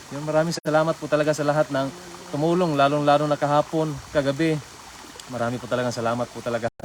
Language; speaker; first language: Filipino; non-native, local second language; Cebuano